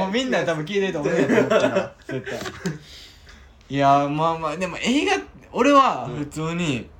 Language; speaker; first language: Japanese; native; Japanese